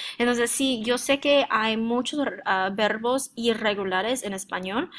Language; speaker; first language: Spanish; non-native, fluent; English